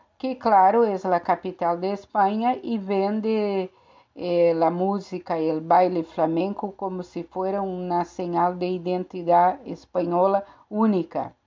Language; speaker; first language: Spanish; non-native, fluent; Portuguese